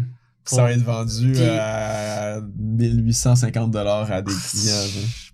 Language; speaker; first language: French; native; French